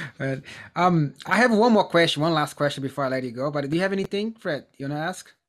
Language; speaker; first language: English; non-native, fluent; Portuguese